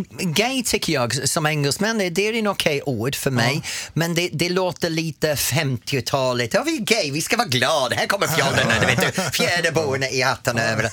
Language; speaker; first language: Swedish; non-native, fluent; English